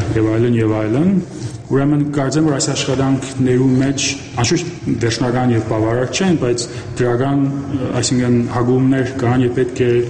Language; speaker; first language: Armenian; early bilingual, heritage; Armenian